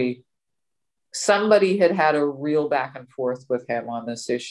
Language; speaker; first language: English; native; English